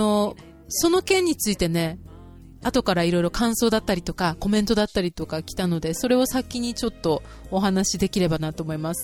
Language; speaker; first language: Japanese; native; Japanese